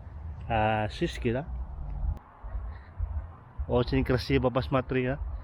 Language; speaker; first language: Russian; non-native, learner; Filipino